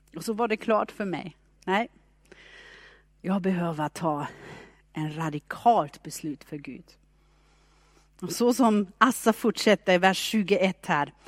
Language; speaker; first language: Swedish; non-native, fluent; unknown